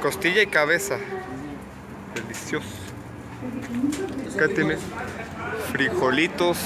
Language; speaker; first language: Spanish; early bilingual, heritage; English